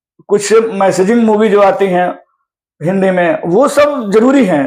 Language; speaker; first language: Hindi; native; Hindi